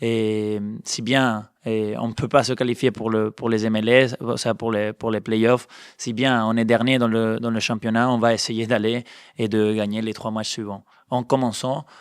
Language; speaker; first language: French; non-native, fluent; Spanish